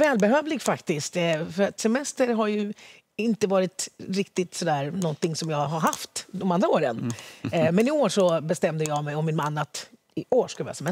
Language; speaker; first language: Swedish; early bilingual, other home language; Spanish